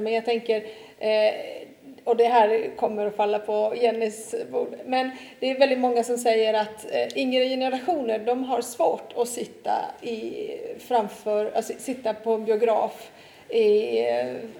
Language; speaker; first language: Swedish; non-native, fluent; Italian